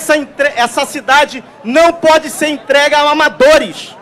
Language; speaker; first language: Portuguese; native; Portuguese